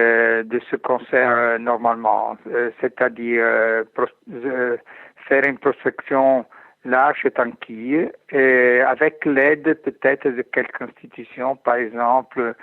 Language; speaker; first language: French; non-native, fluent; Italian